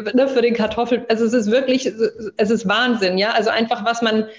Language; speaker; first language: German; early bilingual, other home language; English